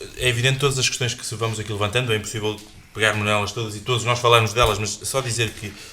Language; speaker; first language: Portuguese; native; Portuguese